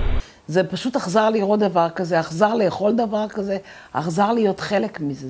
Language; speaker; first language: Hebrew; native; Hebrew